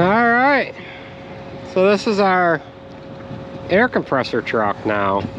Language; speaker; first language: English; native; English